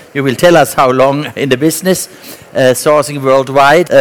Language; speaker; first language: English; non-native, fluent; German